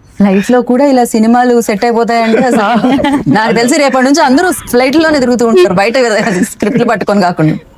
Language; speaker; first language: Telugu; native; Telugu